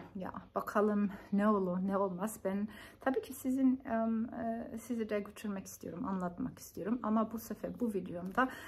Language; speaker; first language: Turkish; non-native, fluent; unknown